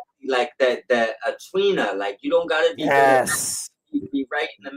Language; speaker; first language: English; native; English